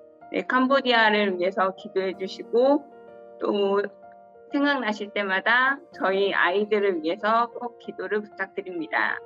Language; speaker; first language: Korean; native; Korean